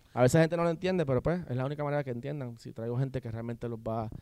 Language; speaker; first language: Spanish; native; Spanish